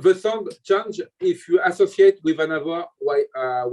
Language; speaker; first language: English; non-native, learner; French